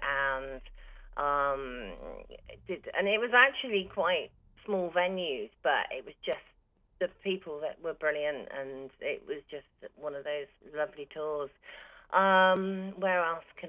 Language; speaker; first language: English; native; English